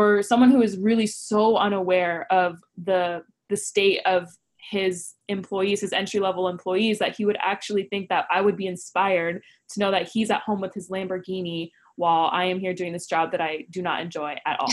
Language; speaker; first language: English; native; English